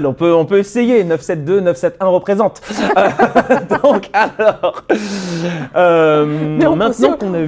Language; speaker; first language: French; native; French